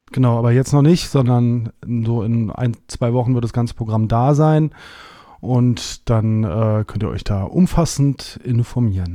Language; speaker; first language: German; native; German